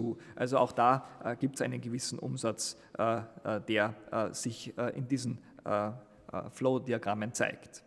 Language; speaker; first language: German; native; German